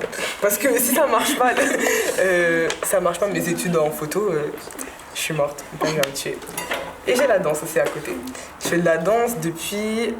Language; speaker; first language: French; native; French